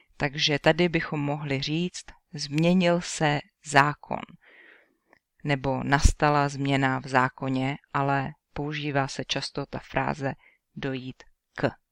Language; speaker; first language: Czech; native; Czech